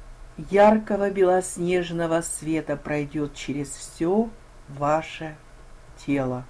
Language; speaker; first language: Russian; native; Russian